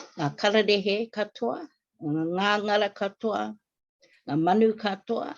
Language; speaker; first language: English; non-native, local second language; Māori